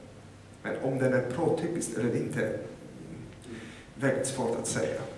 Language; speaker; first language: Swedish; non-native, fluent; Polish